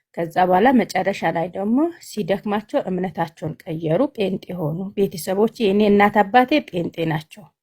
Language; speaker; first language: Amharic; non-native, local second language; Hadiyya